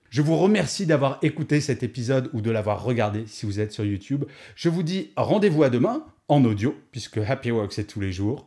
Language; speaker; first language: French; native; French